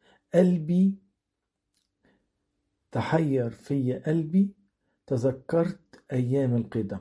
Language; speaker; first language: Arabic; native; Arabic